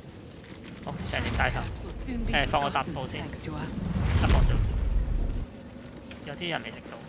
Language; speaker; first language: Chinese; native; Chinese